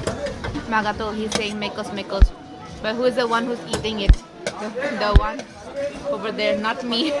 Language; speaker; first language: English; non-native, local second language; Hindi